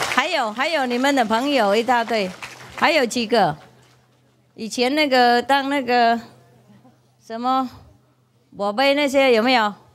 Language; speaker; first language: Chinese; non-native, fluent; Vietnamese